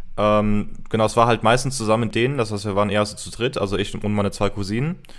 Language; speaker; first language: German; early bilingual, heritage; German